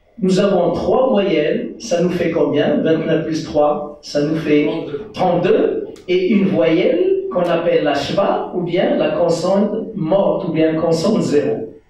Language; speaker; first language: French; non-native, local second language; Central Atlas Tamazight